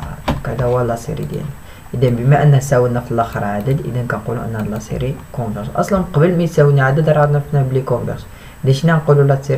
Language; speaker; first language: Arabic; native; Arabic